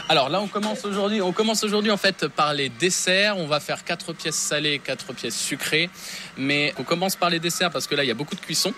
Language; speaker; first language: French; native; French